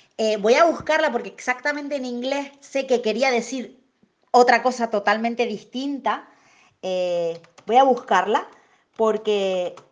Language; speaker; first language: Spanish; native; Spanish